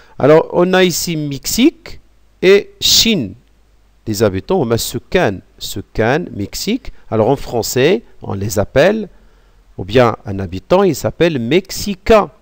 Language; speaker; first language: French; non-native, local second language; Arabic